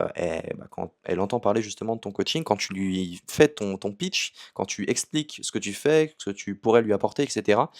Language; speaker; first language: French; native; French